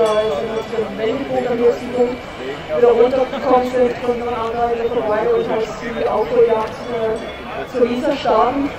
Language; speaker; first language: German; native; German